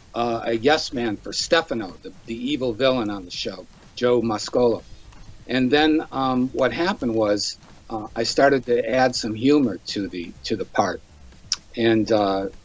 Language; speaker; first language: English; native; English